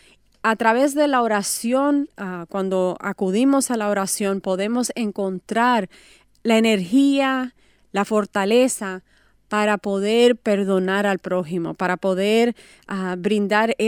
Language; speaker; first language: Spanish; native; Spanish